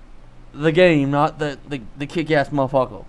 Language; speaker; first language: English; native; English